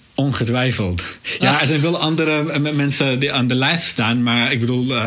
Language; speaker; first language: Dutch; non-native, fluent; Arabic